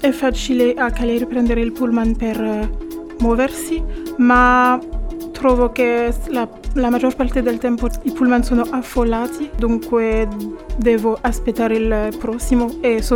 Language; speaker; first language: Italian; non-native, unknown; French